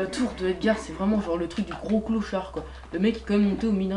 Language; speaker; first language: French; native; French